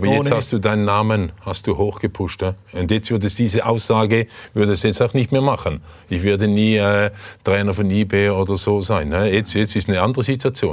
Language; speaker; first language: German; native; German